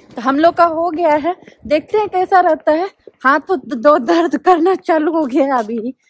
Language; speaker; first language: Hindi; native; Hindi